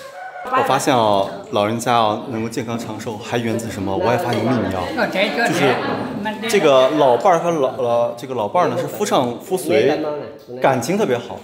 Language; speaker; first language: Chinese; native; Chinese